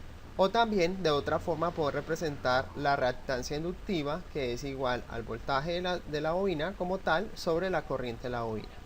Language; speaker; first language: Spanish; native; Spanish